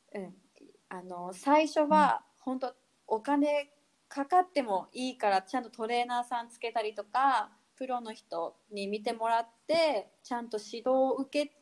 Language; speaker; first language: Japanese; native; Japanese